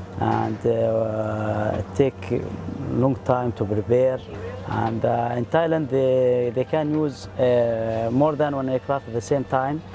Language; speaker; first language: English; non-native, fluent; Arabic